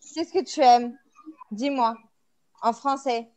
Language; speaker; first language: French; non-native, fluent; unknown